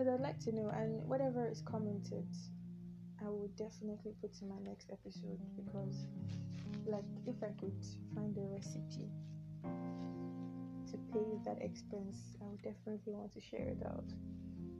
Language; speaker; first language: English; non-native, local second language; Yoruba